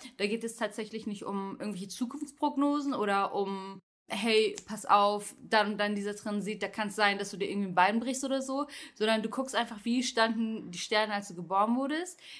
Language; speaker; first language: German; early bilingual, other home language; Turkish